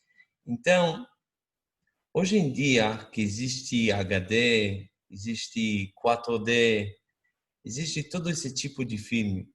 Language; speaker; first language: Portuguese; non-native, fluent; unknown